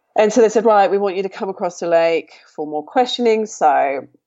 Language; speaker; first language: English; native; English